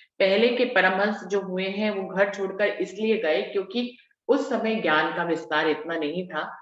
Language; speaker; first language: Hindi; native; Hindi